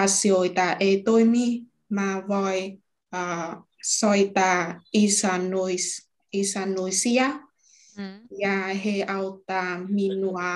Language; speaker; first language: Finnish; non-native, learner; Vietnamese